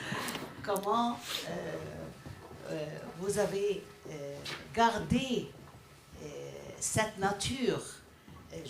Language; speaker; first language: French; non-native, fluent; Arabic